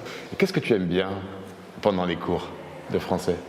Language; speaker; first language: French; native; French